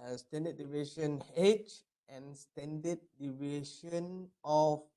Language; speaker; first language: English; non-native, local second language; Malay